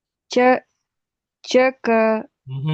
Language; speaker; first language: Chinese; non-native, learner; Indonesian